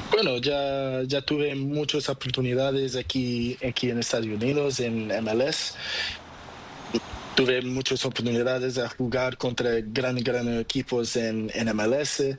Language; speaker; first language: Spanish; non-native, learner; Portuguese